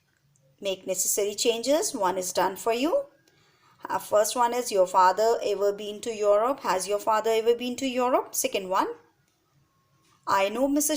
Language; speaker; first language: English; non-native, local second language; Hindi